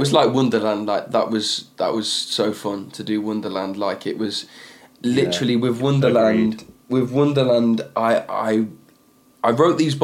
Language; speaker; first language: English; native; English